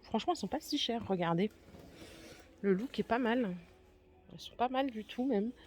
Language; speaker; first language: French; native; French